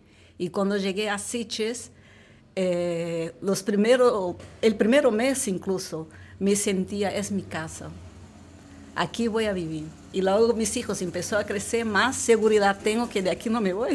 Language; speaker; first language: Spanish; non-native, fluent; Portuguese